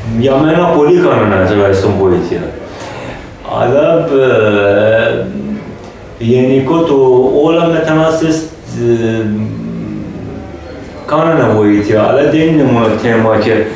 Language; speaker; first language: Greek; non-native, learner; Persian